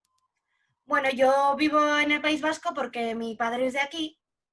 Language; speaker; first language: Spanish; native; Spanish